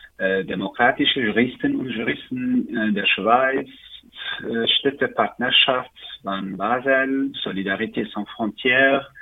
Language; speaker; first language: German; non-native, learner; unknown